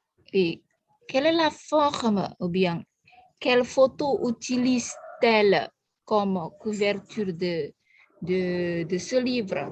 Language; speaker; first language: French; non-native, fluent; Indonesian